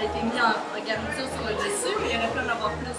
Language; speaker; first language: French; native; French